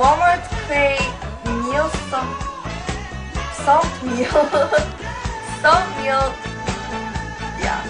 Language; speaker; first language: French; non-native, learner; English